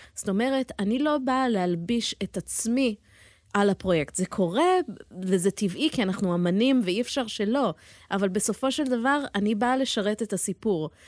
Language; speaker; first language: Hebrew; early bilingual, heritage; Hebrew